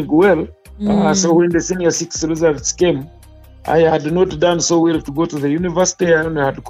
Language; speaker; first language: English; non-native, local second language; Nyankole